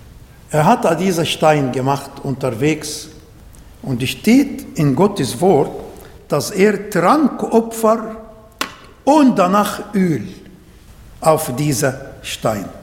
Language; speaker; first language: German; non-native, learner; Arabic